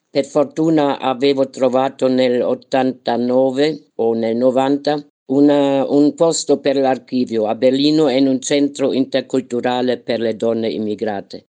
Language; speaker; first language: Italian; non-native, fluent; German